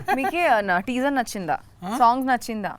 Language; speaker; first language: Telugu; non-native, learner; Bangla